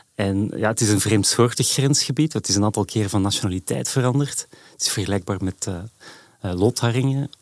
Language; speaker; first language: Dutch; native; Dutch